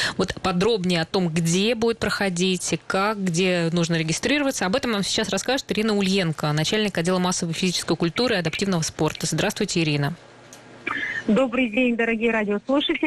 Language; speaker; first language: Russian; native; Russian